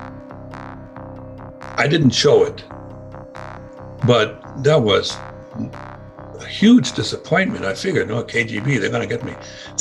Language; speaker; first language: English; non-native, fluent; German